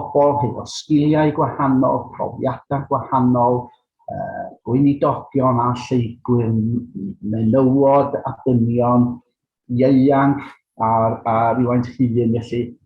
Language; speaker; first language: Welsh; native; Welsh